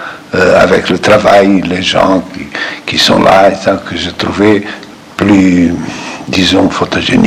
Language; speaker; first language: French; non-native, fluent; Portuguese